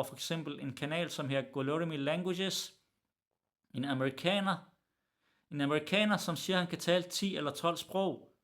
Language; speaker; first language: Danish; early bilingual, other home language; Arabic